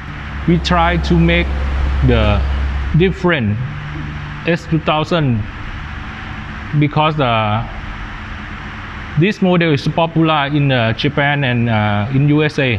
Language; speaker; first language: English; non-native, learner; Thai